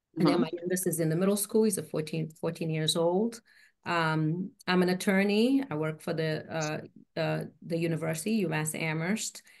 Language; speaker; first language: English; native; English